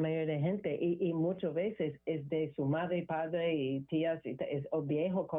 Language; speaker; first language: Spanish; non-native, learner; English